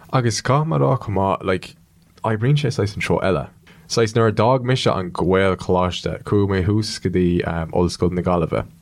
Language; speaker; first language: Irish; non-native, local second language; English